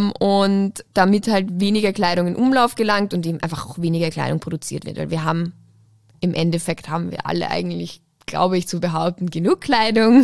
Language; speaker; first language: German; native; German